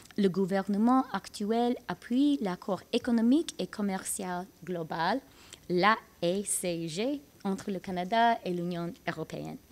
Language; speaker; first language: French; non-native, local second language; English